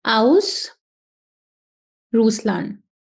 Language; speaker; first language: German; non-native, learner; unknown